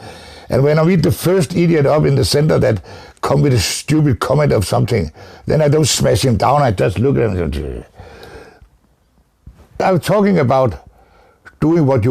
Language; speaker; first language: English; non-native, fluent; Danish